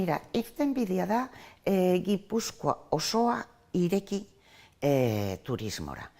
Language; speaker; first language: Basque; non-native, local second language; Spanish